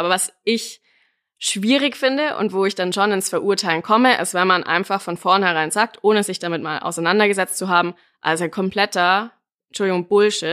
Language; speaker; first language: German; native; German